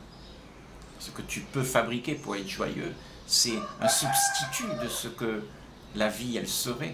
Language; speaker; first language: French; native; French